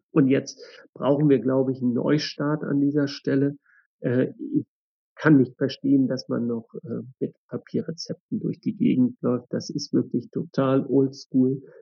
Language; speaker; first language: German; native; German